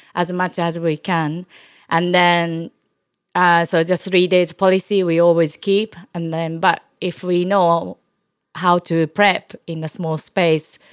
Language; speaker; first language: English; non-native, learner; Japanese